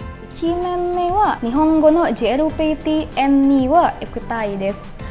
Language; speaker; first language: Japanese; non-native, fluent; Indonesian